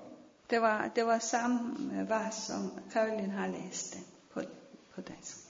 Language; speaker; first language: Danish; non-native, fluent; Persian